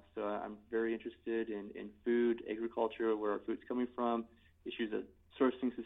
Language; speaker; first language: English; native; English